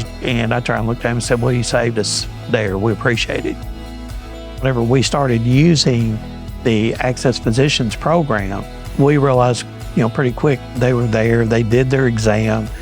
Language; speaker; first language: English; native; English